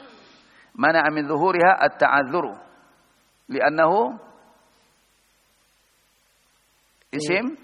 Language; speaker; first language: Arabic; non-native, fluent; Indonesian